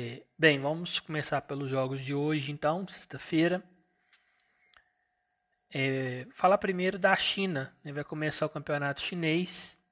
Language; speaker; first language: Portuguese; native; Portuguese